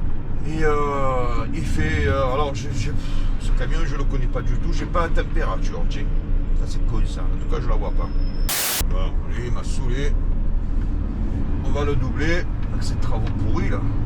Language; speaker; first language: French; native; French